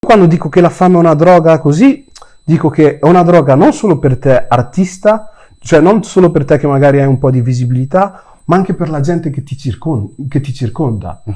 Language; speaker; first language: Italian; early bilingual, other home language; Yoruba